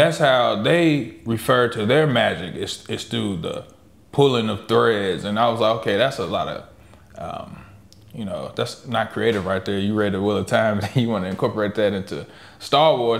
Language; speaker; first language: English; native; English